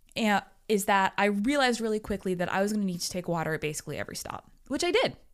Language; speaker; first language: English; native; English